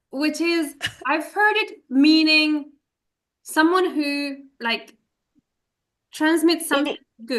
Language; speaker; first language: English; non-native, fluent; Spanish